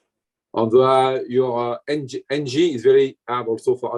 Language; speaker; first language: English; non-native, learner; French